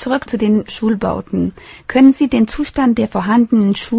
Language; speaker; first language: German; native; German